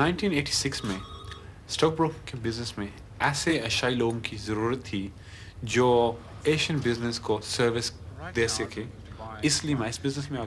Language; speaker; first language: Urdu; early bilingual, heritage; Urdu